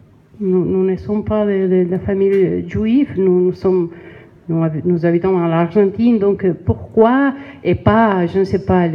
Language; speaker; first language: French; non-native, learner; Spanish